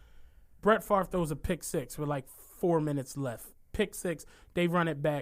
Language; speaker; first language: English; native; English